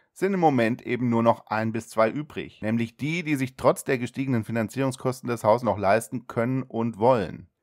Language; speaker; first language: German; native; German